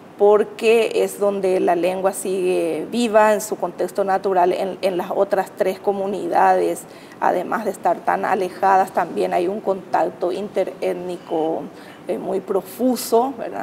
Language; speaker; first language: Spanish; native; Spanish